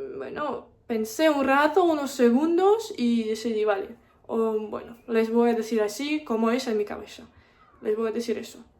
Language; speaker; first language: Spanish; non-native, fluent; Russian